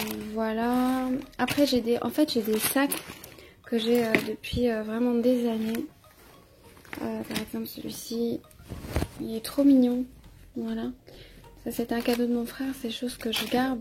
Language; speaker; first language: French; native; French